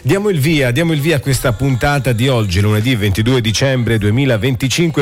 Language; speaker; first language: Italian; native; Italian